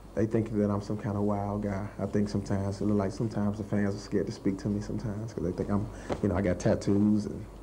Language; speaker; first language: English; native; English